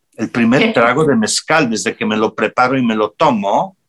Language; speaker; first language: Spanish; non-native, fluent; Polish